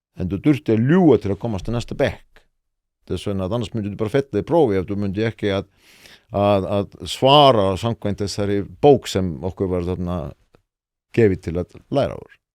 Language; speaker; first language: Icelandic; non-native, fluent; Estonian